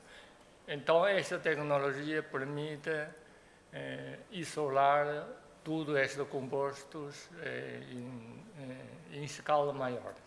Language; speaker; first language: Portuguese; non-native, fluent; Chinese